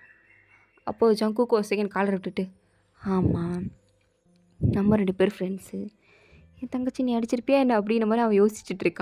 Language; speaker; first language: Tamil; native; Tamil